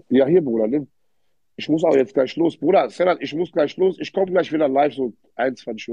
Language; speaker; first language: German; early bilingual, other home language; Arabic